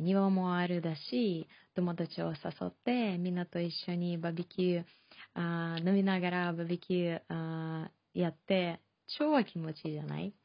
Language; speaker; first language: Japanese; non-native, fluent; Chinese